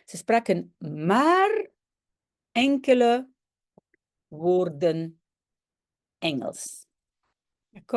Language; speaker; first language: Dutch; non-native, local second language; French